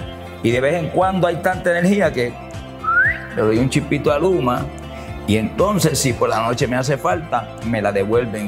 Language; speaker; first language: Spanish; native; Spanish